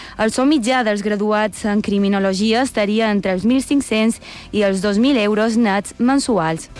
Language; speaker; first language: Catalan; native; Catalan